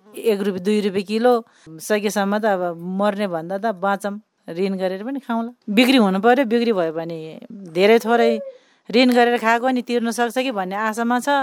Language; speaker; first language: Nepali; non-native, local second language; Eastern Tamang